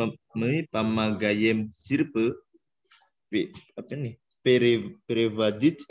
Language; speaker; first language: Russian; non-native, learner; Indonesian